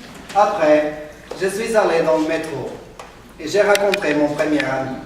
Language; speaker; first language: French; non-native, learner; Spanish